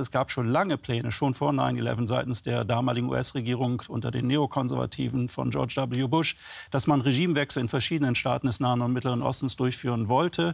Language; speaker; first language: German; native; German